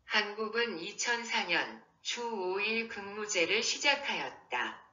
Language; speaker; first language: Korean; non-native, learner; Vietnamese